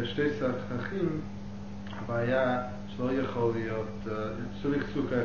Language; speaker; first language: Hebrew; non-native, learner; English